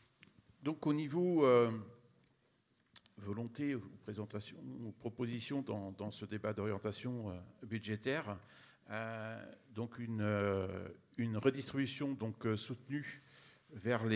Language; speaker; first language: French; native; French